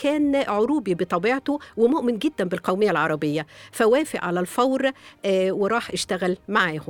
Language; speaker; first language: Arabic; native; Arabic